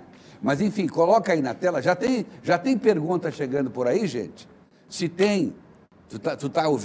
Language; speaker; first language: Portuguese; native; Portuguese